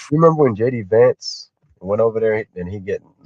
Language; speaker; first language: English; native; English